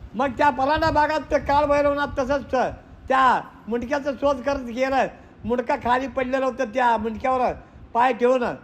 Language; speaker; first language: Marathi; non-native, local second language; Kannada